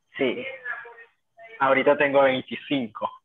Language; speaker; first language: Spanish; native; Spanish